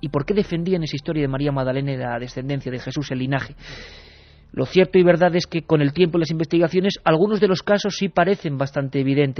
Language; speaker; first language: Spanish; native; Spanish